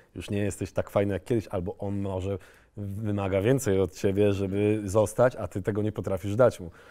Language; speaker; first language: Polish; native; Polish